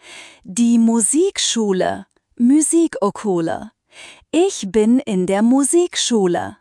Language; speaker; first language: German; non-native, fluent; Turkish